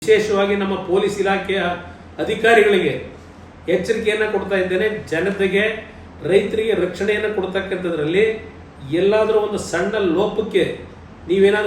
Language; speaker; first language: Kannada; native; Kannada